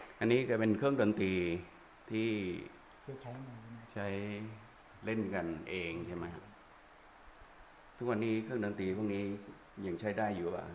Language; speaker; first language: Thai; native; Thai